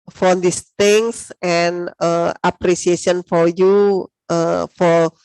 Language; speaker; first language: English; non-native, learner; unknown